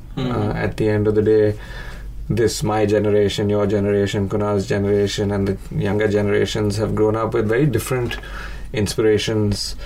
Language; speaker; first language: English; non-native, local second language; Hindi